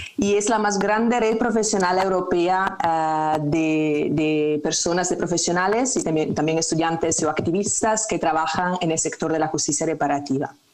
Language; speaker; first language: Spanish; non-native, fluent; Italian